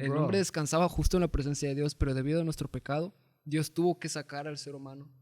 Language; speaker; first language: Spanish; native; Spanish